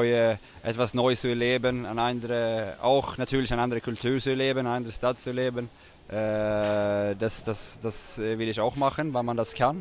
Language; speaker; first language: German; non-native, fluent; Swedish